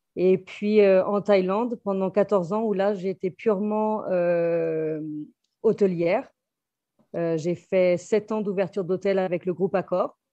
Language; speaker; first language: French; native; French